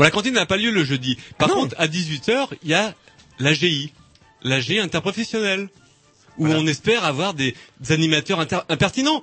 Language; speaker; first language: French; native; French